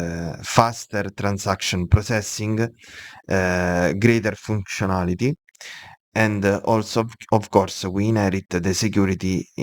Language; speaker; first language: English; non-native, fluent; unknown